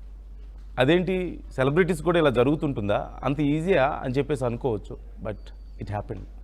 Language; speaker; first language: Telugu; native; Telugu